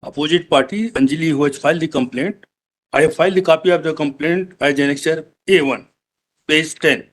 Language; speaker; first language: English; non-native, local second language; Hindi